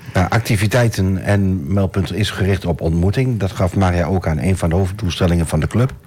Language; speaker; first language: Dutch; native; Dutch